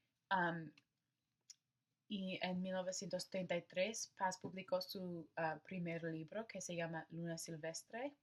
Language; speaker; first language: Spanish; non-native, learner; English